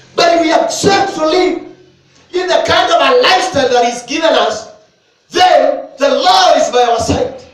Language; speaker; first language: English; non-native, local second language; Swahili